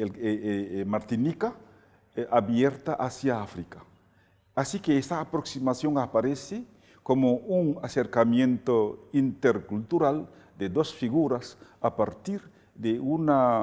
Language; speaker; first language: Spanish; non-native, fluent; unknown